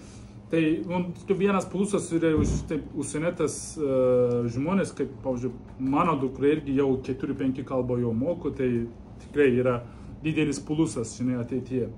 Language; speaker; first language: Lithuanian; non-native, learner; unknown